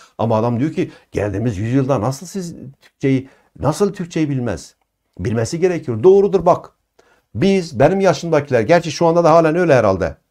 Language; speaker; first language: Turkish; non-native, local second language; Kurdish